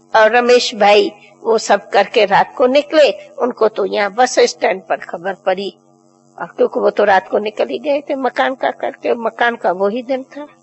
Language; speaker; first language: Hindi; non-native, local second language; Sindhi